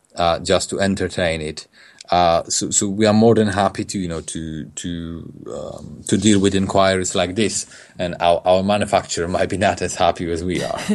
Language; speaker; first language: English; non-native, fluent; Polish